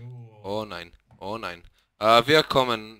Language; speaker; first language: German; non-native, learner; Bulgarian